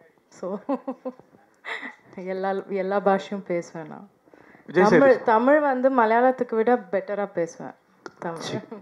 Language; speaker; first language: Tamil; non-native, local second language; Malayalam